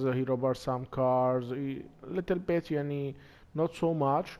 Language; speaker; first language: English; non-native, learner; Arabic